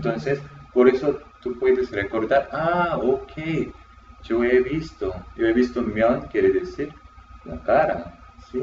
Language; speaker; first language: Spanish; non-native, fluent; Korean